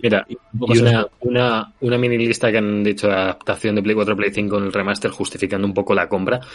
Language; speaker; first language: Spanish; native; Spanish